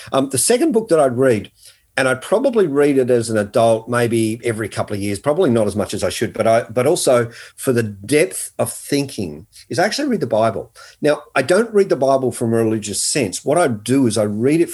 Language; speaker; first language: English; native; English